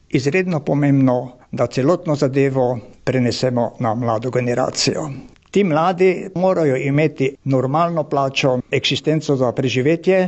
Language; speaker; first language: Slovenian; native; Slovenian